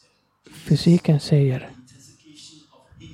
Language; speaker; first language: Swedish; non-native, fluent; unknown